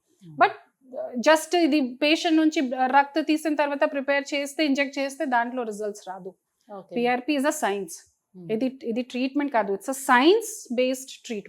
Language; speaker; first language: Telugu; non-native, fluent; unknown